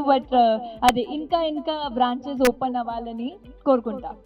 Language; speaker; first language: Telugu; non-native, learner; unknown